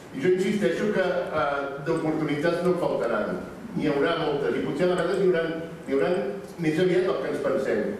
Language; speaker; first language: Catalan; native; Catalan